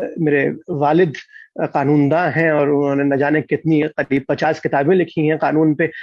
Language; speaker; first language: Urdu; native; Urdu